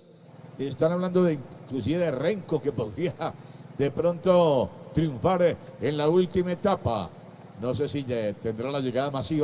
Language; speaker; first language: Spanish; native; Spanish